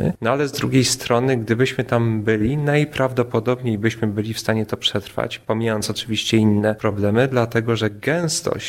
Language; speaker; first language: Polish; native; Polish